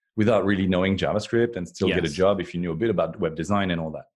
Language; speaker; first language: English; non-native, fluent; French